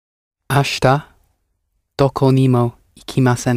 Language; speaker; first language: Japanese; non-native, learner; English